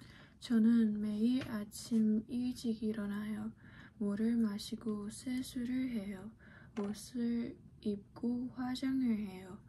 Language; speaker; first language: Korean; non-native, learner; Chinese